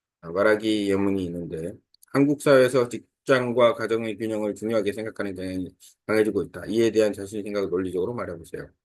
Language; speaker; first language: Korean; native; Korean